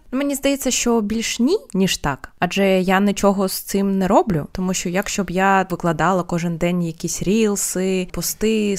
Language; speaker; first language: Ukrainian; non-native, local second language; Russian